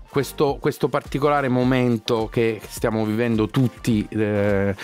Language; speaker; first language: Italian; native; Italian